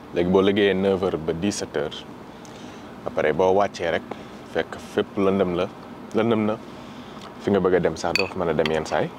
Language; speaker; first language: Wolof; early bilingual, heritage; Wolof